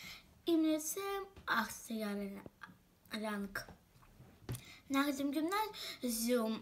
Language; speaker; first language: German; non-native, learner; Ukrainian